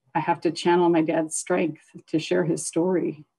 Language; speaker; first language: English; native; English